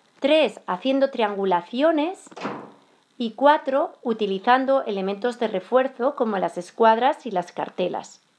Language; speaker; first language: Spanish; native; Spanish